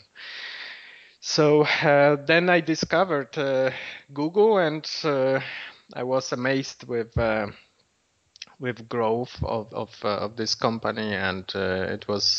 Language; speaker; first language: English; non-native, fluent; Polish